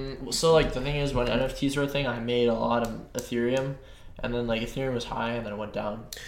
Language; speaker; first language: English; native; English